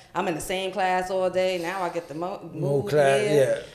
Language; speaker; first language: English; native; English